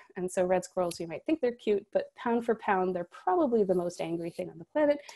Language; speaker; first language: English; native; English